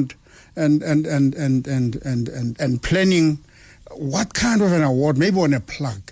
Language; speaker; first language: English; non-native, local second language; Tswana